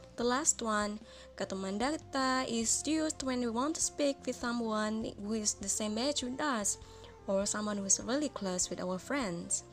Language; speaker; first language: English; non-native, fluent; Indonesian